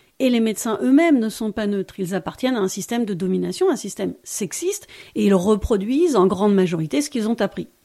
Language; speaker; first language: French; native; French